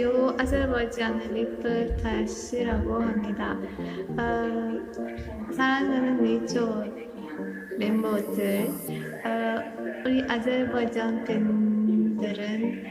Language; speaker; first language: Korean; non-native, learner; Azerbaijani